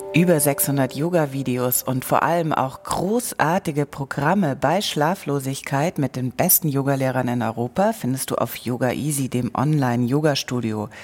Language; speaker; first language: German; native; German